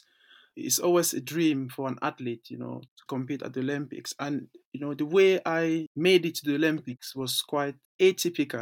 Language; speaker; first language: English; non-native, local second language; French